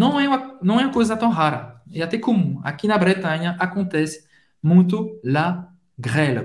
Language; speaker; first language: Portuguese; non-native, fluent; French